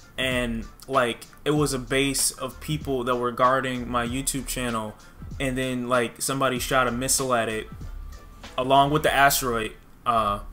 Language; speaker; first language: English; native; English